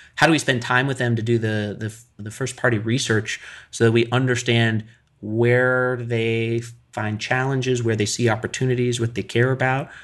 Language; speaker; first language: English; native; English